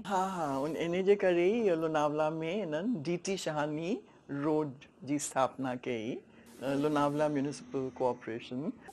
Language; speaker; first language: Sindhi; native; Sindhi